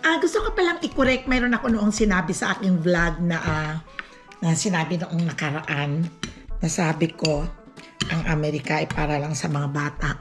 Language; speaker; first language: Filipino; native; Filipino